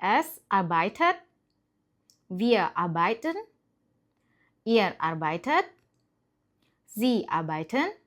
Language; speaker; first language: German; non-native, fluent; Indonesian